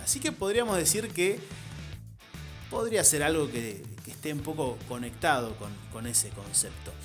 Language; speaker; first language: Spanish; native; Spanish